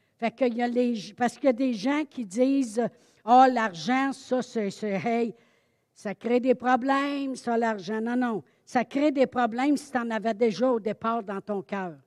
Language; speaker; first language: French; native; French